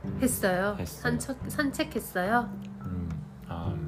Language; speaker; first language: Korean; non-native, learner; Japanese